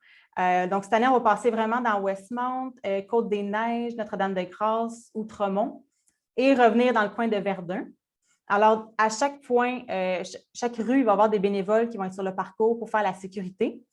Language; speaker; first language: French; native; French